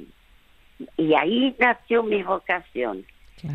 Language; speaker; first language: Spanish; non-native, fluent; French